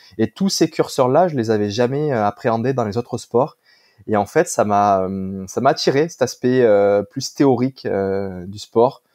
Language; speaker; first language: French; native; French